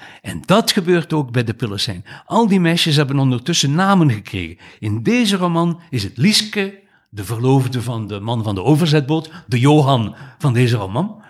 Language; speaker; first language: Dutch; native; Dutch